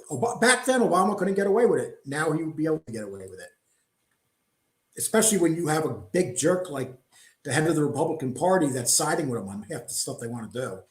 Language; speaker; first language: English; native; English